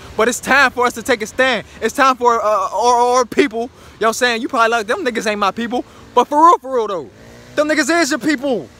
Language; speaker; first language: English; native; English